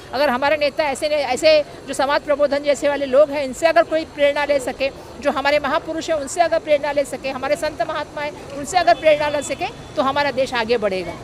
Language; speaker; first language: Hindi; non-native, local second language; Marathi